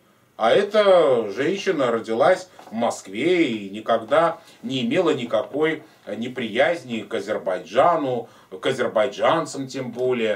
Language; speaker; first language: Russian; native; Russian